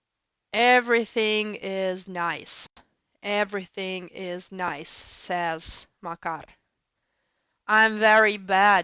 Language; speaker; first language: English; non-native, fluent; Russian